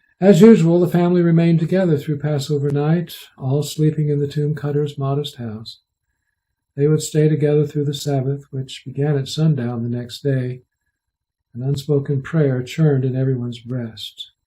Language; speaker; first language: English; native; English